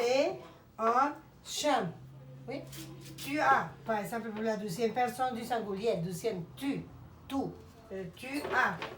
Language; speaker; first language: French; non-native, fluent; Spanish